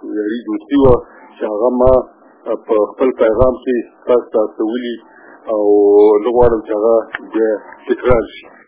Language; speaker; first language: Pashto; native; Pashto